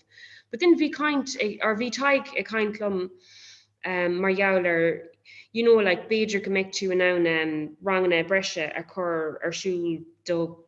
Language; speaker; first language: Irish; non-native, local second language; English